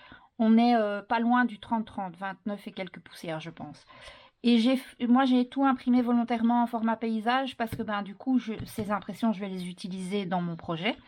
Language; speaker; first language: French; native; French